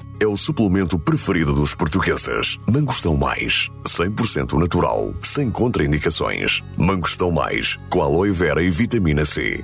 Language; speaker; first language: Portuguese; native; Portuguese